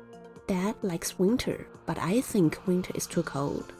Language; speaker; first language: English; non-native, fluent; Chinese